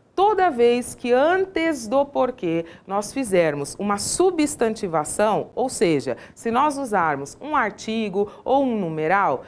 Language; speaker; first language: Portuguese; native; Portuguese